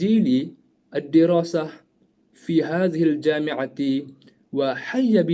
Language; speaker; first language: Arabic; non-native, learner; Malay